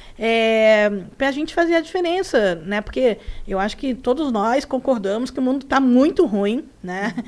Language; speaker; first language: Portuguese; early bilingual, other home language; Spanish